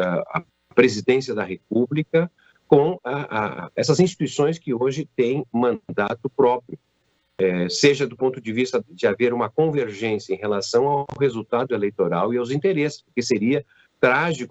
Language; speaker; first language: Portuguese; native; Portuguese